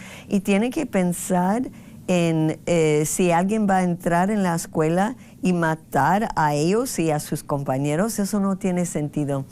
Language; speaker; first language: Spanish; non-native, fluent; English